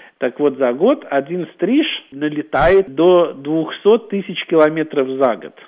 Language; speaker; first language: Russian; native; Russian